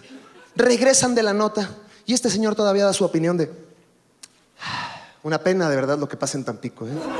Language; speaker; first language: Spanish; native; Spanish